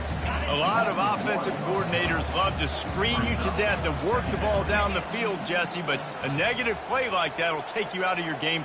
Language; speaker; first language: English; native; English